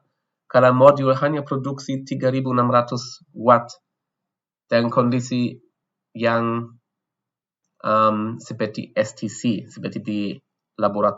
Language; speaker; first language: Indonesian; non-native, fluent; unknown